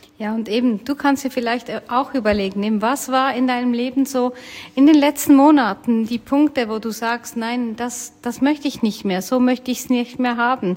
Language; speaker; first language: German; native; German